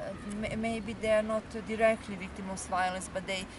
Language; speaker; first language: English; non-native, learner; Serbian